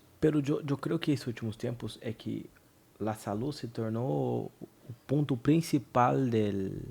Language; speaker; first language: Spanish; non-native, fluent; Portuguese